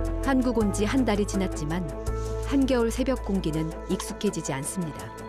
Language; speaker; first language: Korean; native; Korean